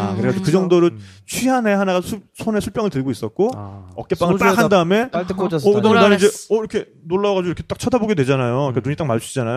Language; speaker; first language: Korean; native; Korean